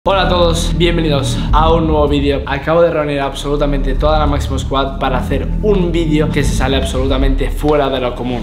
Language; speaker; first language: Spanish; native; Spanish